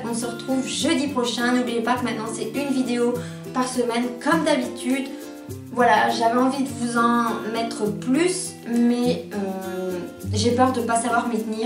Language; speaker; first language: French; native; French